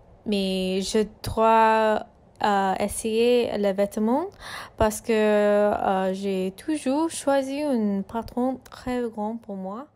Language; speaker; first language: French; non-native, learner; English